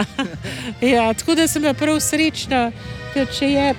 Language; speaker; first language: Slovenian; early bilingual, heritage; Slovenian